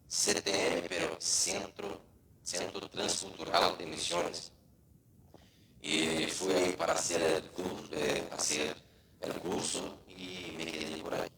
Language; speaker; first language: Spanish; non-native, learner; Portuguese